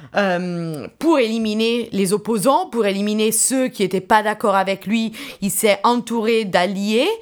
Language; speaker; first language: French; non-native, fluent; Italian